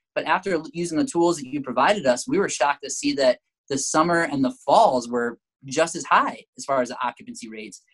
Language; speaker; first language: English; native; English